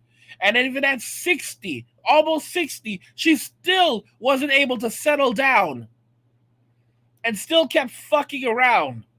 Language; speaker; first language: English; native; English